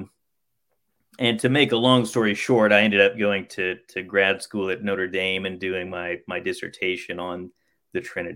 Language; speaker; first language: English; native; English